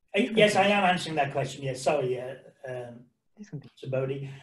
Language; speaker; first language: English; native; English